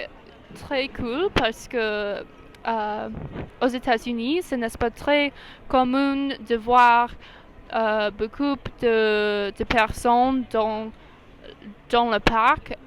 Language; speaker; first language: French; non-native, learner; English